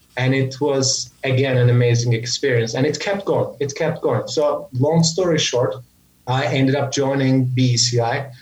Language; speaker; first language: English; non-native, fluent; Turkish